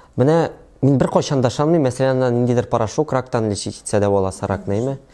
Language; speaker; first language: Tatar; native; Tatar